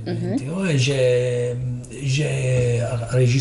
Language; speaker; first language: French; non-native, learner; Italian